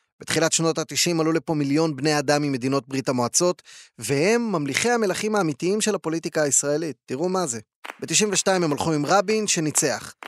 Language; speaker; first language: Hebrew; native; Hebrew